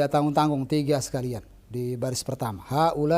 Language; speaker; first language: Indonesian; native; Indonesian